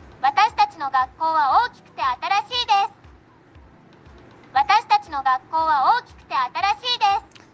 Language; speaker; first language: Japanese; non-native, learner; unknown